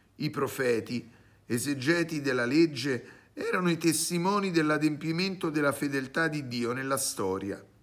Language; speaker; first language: Italian; native; Italian